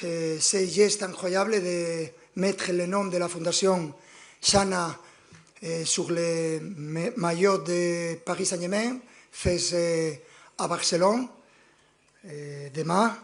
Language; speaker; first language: French; non-native, fluent; Spanish